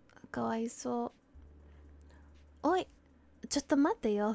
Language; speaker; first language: Japanese; non-native, learner; English